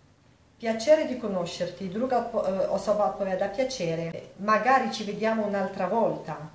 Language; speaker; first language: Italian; non-native, fluent; Polish